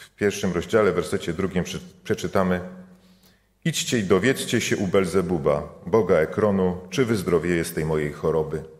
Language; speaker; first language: Polish; native; Polish